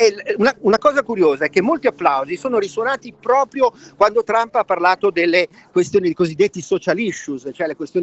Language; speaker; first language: Italian; native; Italian